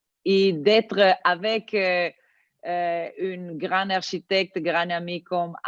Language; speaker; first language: French; non-native, learner; Italian